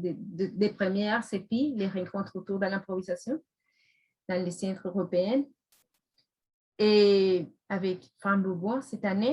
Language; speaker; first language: French; non-native, fluent; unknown